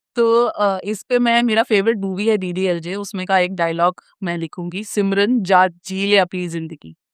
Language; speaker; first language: Hindi; non-native, local second language; Malayalam